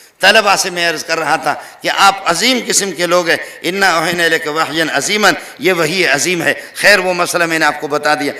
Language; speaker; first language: Urdu; non-native, local second language; Brahui